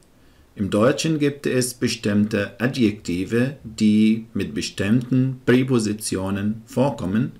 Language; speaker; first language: German; non-native, fluent; Arabic